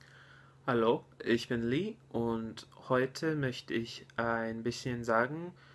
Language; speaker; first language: German; non-native, learner; English